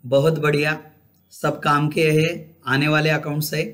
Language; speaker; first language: Hindi; non-native, local second language; Marathi